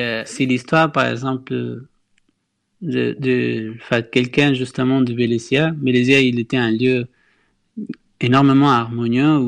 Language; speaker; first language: French; non-native, fluent; Spanish